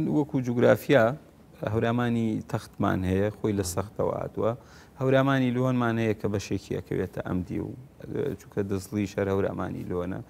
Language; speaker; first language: Central Kurdish; non-native, local second language; Gurani